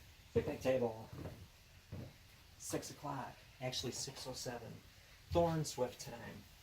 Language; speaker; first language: English; native; English